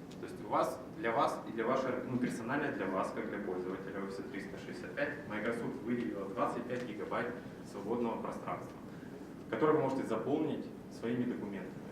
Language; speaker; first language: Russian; native; Russian